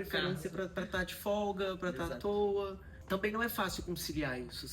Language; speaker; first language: Portuguese; native; Portuguese